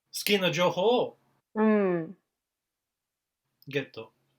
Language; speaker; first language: Japanese; non-native, learner; English